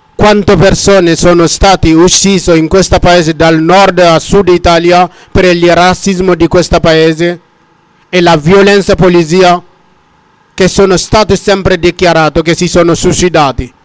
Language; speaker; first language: Italian; non-native, fluent; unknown